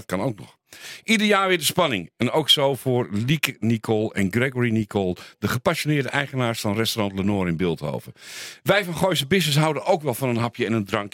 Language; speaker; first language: Dutch; native; Dutch